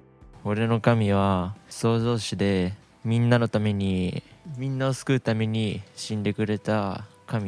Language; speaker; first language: Portuguese; early bilingual, heritage; Portuguese